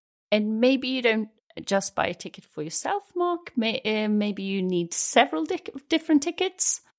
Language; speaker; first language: English; non-native, fluent; Swedish